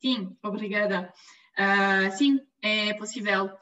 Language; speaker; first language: Portuguese; non-native, fluent; French